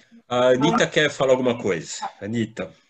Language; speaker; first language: Portuguese; native; Portuguese